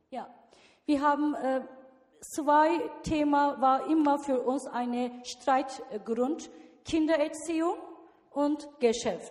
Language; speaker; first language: German; non-native, learner; Turkish